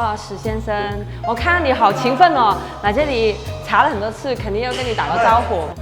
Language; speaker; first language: Chinese; non-native, local second language; Cantonese